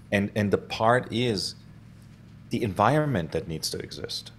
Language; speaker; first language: English; non-native, fluent; German